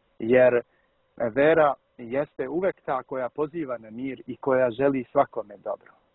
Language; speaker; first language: Serbian; early bilingual, heritage; Serbian